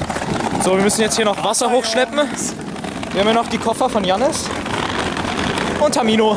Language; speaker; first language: German; native; German